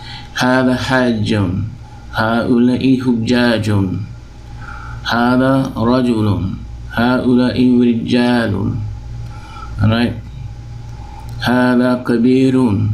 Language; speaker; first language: Arabic; non-native, fluent; English